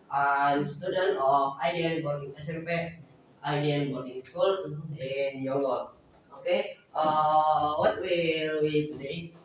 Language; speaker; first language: English; non-native, learner; Indonesian